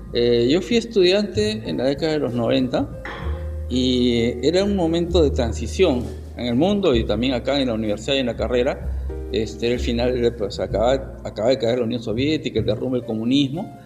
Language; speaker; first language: Spanish; native; Spanish